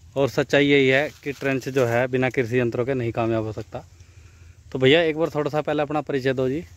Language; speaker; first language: Hindi; native; Hindi